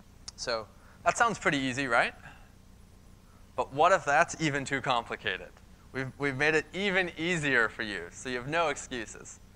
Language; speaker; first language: English; native; English